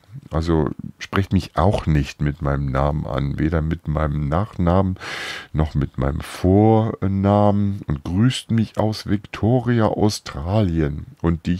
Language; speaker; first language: German; native; German